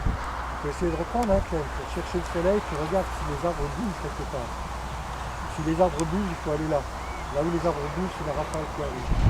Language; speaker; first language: French; native; French